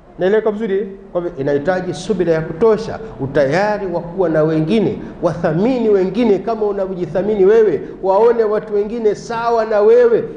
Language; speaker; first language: Swahili; native; Swahili